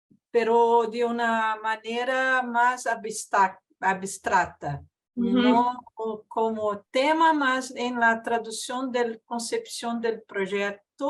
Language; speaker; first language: Spanish; non-native, learner; Portuguese